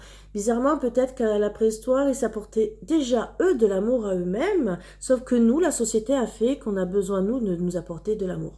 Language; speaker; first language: French; native; French